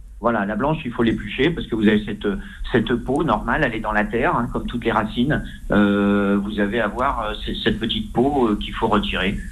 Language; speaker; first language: French; native; French